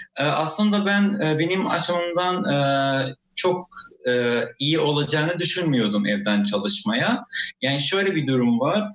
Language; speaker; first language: Turkish; non-native, fluent; Arabic